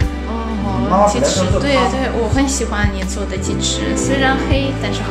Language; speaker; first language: Chinese; non-native, fluent; Russian